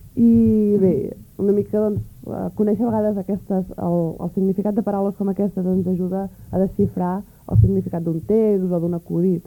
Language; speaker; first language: Catalan; native; Catalan